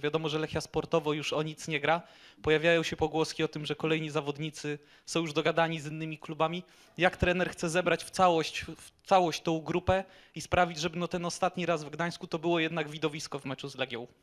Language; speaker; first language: Polish; native; Polish